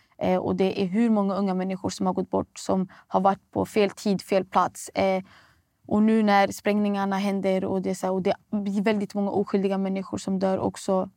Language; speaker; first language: Swedish; early bilingual, other home language; Somali